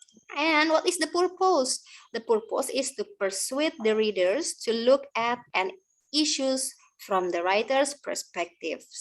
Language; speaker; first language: English; non-native, learner; Indonesian